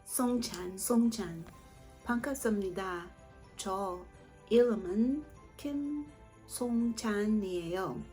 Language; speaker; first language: Korean; non-native, learner; English